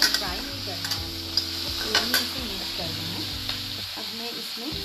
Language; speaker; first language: Hindi; non-native, local second language; Assamese